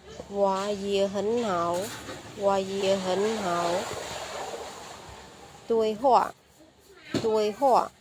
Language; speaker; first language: Chinese; non-native, learner; Khmer